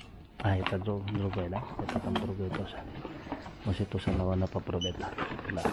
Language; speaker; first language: Russian; non-native, learner; Filipino